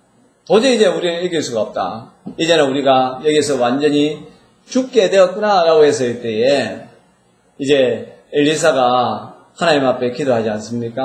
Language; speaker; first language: Korean; native; Korean